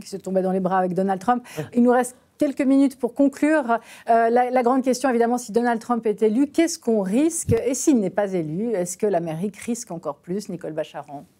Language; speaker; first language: French; native; French